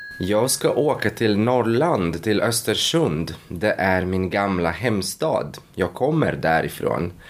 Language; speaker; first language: Swedish; native; Swedish